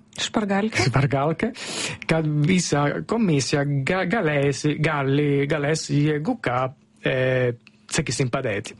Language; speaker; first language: Lithuanian; non-native, fluent; Italian